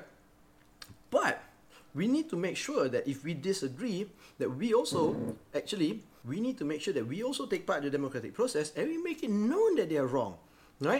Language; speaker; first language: English; non-native, local second language; Malay